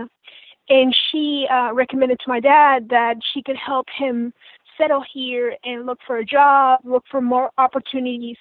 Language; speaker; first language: English; non-native, fluent; Spanish